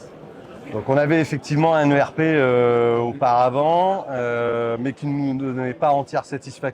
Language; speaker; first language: French; native; French